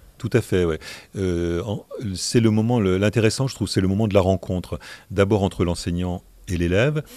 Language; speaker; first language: French; native; French